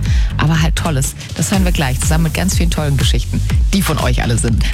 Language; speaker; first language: German; native; German